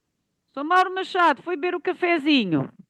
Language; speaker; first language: Portuguese; native; Portuguese